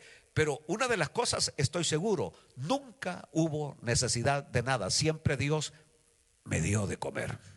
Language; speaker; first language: Spanish; native; Spanish